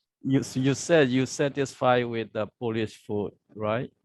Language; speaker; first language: English; non-native, learner; Burmese